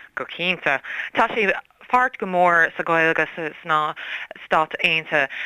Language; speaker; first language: Irish; non-native, learner; English